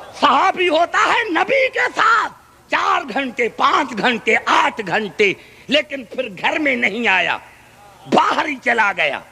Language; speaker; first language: Urdu; non-native, local second language; Punjabi